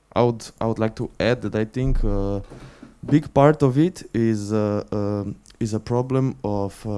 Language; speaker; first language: English; non-native, fluent; Slovenian